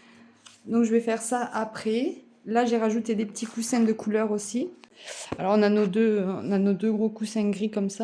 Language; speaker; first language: French; native; French